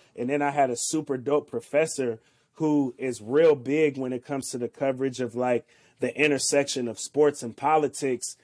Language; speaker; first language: English; native; English